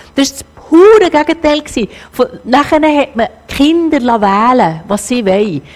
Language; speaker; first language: German; native; German